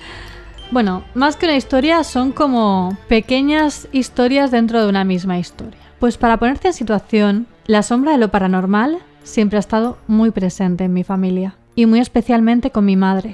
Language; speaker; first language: Spanish; native; Spanish